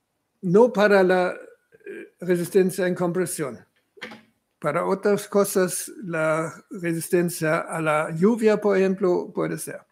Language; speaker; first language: Spanish; non-native, fluent; German